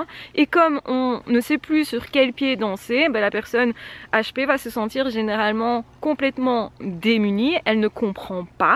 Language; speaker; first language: French; native; French